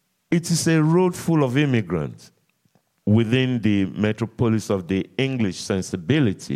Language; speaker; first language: English; non-native, local second language; Yoruba